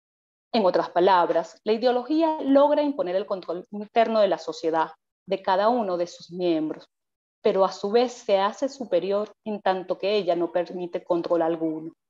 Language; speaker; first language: Spanish; native; Spanish